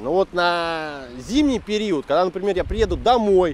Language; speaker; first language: Russian; native; Russian